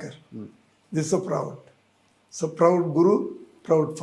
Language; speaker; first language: Telugu; non-native, learner; Tamil